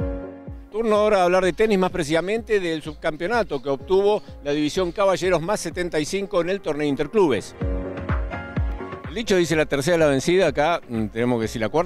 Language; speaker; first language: Spanish; native; Spanish